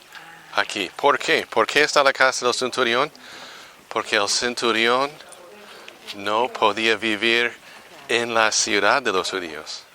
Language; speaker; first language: Spanish; non-native, fluent; English